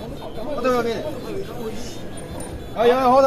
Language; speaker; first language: Chinese; native; Chinese